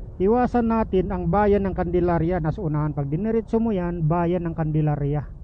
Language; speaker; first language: Filipino; non-native, local second language; Cebuano